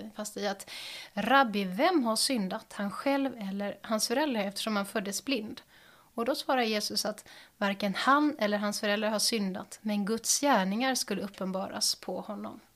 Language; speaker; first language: Swedish; native; Swedish